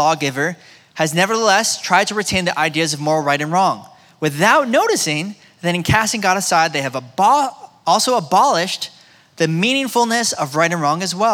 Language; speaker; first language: English; native; English